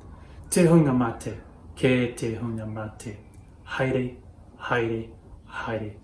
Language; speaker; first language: Māori; non-native, local second language; English